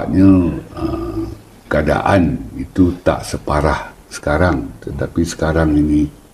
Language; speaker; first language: Malay; native; Malay